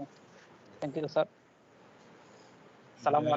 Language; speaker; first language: English; non-native, learner; Bangla